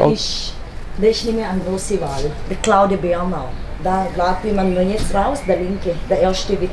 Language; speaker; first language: German; non-native, fluent; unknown